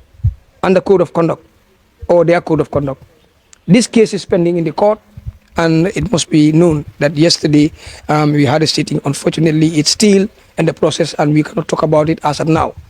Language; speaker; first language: English; non-native, local second language; Fula